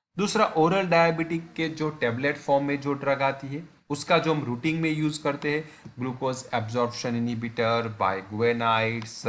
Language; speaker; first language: Hindi; non-native, local second language; Gujarati